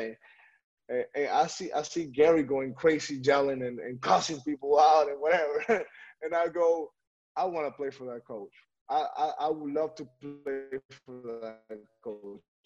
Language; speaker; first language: English; non-native, fluent; Spanish